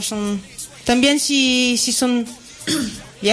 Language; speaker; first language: Spanish; non-native, learner; Italian